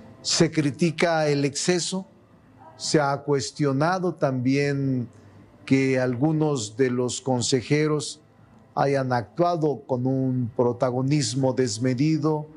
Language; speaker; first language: Spanish; native; Spanish